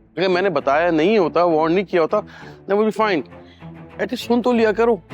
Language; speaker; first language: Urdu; native; Urdu